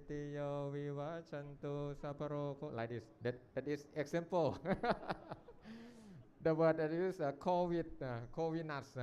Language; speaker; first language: English; non-native, learner; Thai